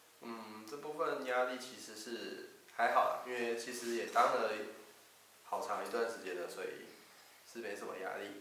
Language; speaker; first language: Chinese; native; Chinese